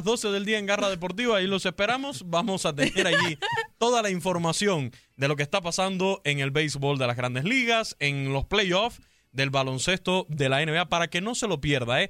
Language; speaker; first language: Spanish; native; Spanish